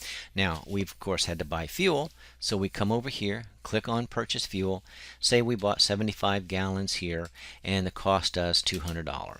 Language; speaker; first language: English; native; English